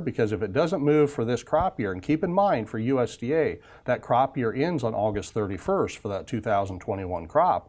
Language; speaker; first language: English; native; English